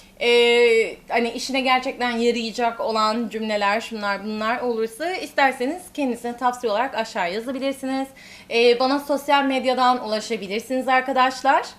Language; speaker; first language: Turkish; native; Turkish